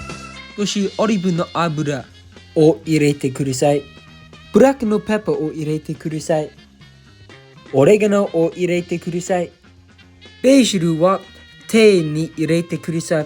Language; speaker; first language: Japanese; non-native, learner; English